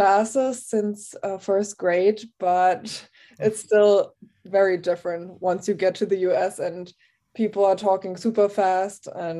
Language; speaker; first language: English; non-native, fluent; German